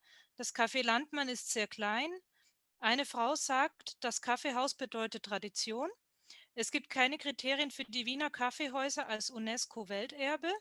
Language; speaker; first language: German; non-native, learner; Portuguese